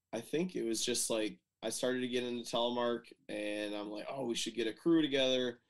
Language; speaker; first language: English; native; English